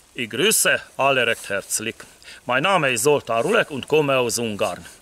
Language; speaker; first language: German; non-native, fluent; Hungarian